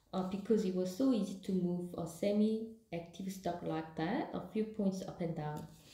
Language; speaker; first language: English; non-native, fluent; Korean